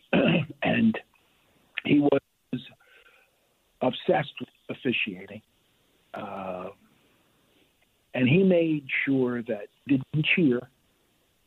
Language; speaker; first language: English; native; English